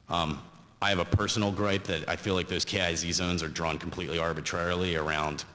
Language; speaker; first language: English; native; English